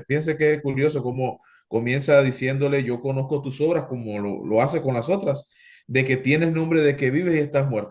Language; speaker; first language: Spanish; native; Spanish